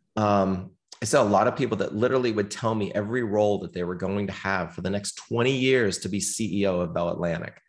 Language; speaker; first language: English; native; English